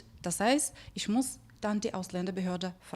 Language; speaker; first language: German; non-native, fluent; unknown